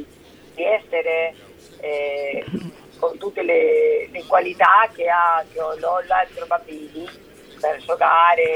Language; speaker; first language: Italian; early bilingual, heritage; Spanish